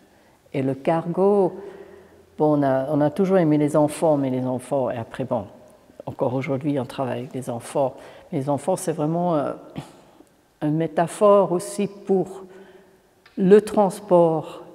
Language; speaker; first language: French; non-native, local second language; German